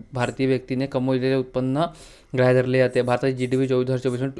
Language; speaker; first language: Hindi; non-native, local second language; Marathi